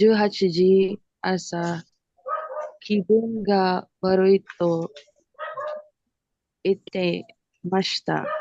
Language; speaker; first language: Japanese; non-native, learner; Filipino